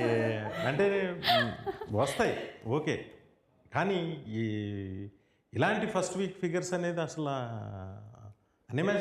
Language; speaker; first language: Telugu; native; Telugu